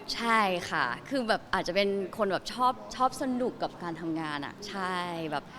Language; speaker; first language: Thai; native; Thai